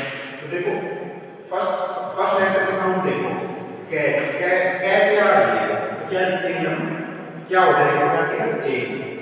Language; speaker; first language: Hindi; native; Hindi